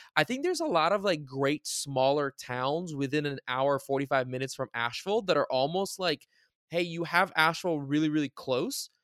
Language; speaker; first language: English; native; English